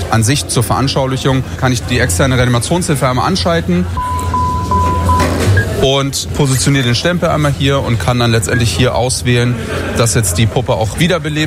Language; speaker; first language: German; native; German